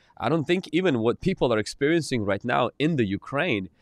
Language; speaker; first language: English; non-native, fluent; Ukrainian